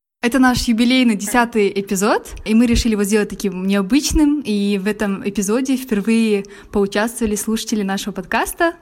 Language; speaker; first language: Russian; native; Russian